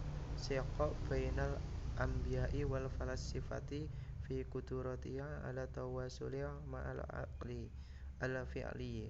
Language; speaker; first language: Arabic; non-native, learner; Indonesian